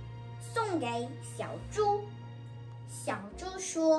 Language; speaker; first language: Chinese; non-native, learner; English